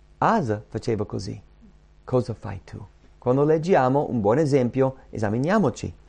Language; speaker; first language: Italian; non-native, fluent; English